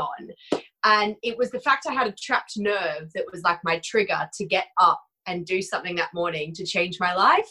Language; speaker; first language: English; native; English